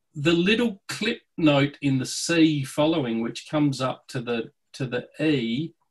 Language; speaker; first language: English; native; English